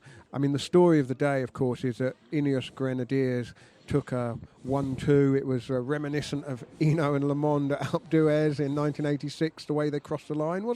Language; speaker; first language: English; native; English